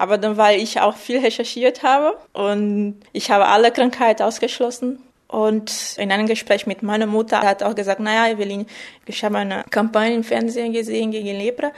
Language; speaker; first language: German; non-native, fluent; Portuguese